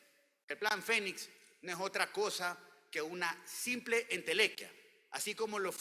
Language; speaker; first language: Spanish; native; Spanish